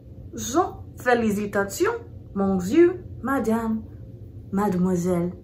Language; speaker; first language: French; non-native, learner; English